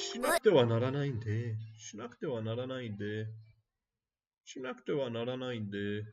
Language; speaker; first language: Japanese; non-native, learner; English